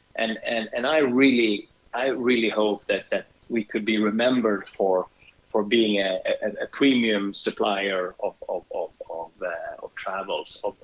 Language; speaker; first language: English; non-native, fluent; Swedish